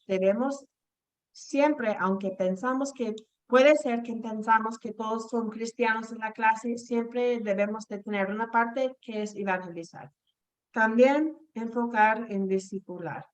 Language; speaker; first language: Spanish; non-native, fluent; English